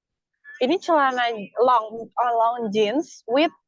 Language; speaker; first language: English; non-native, learner; Indonesian